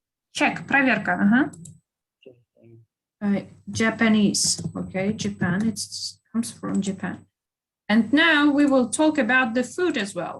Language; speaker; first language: English; non-native, fluent; Kyrgyz